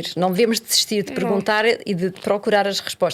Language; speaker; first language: Portuguese; native; Portuguese